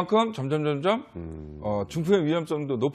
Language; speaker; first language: Korean; native; Korean